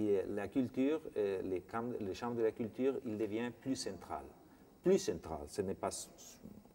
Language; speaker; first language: French; non-native, fluent; Spanish